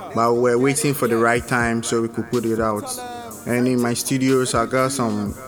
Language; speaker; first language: English; non-native, local second language; Ewe